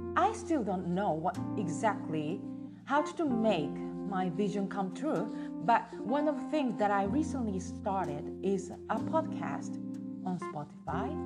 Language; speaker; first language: English; non-native, fluent; Japanese